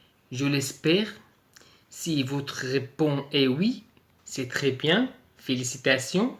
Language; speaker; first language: French; native; French